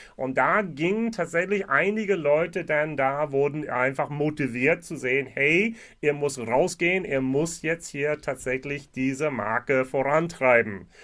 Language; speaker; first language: German; non-native, fluent; English